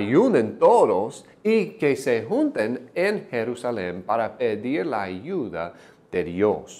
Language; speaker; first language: Spanish; non-native, fluent; English